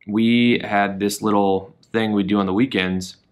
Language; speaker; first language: English; native; English